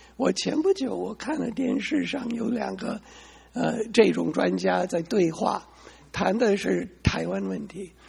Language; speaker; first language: Chinese; non-native, fluent; English